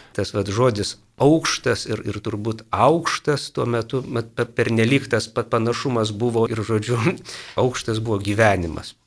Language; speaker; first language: Lithuanian; native; Lithuanian